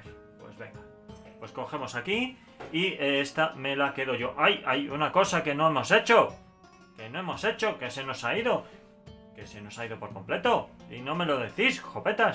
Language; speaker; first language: Spanish; native; Spanish